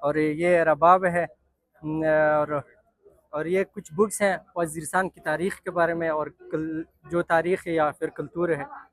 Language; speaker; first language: Hindi; non-native, local second language; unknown